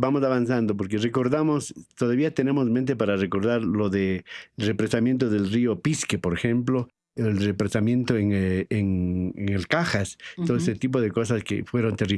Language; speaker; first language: Spanish; native; Spanish